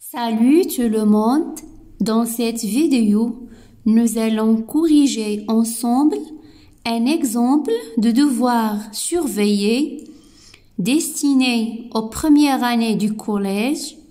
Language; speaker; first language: French; non-native, local second language; Arabic